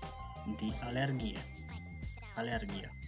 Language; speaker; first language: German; non-native, fluent; Macedonian